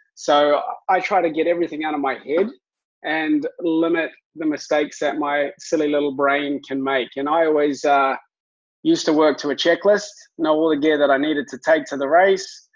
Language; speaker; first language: English; native; English